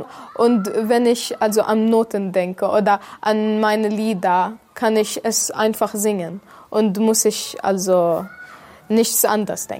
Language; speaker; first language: German; non-native, fluent; Arabic